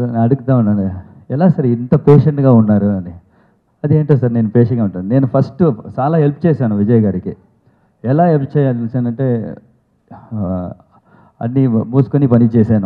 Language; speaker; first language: Telugu; non-native, learner; Tamil